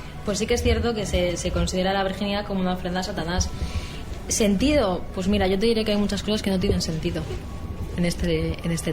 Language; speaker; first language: Spanish; native; Spanish